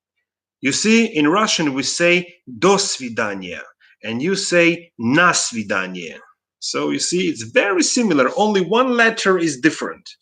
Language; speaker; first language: English; non-native, fluent; Russian